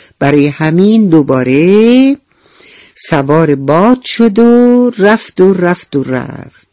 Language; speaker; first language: Persian; native; Persian